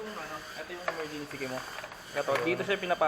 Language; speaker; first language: Filipino; native; Filipino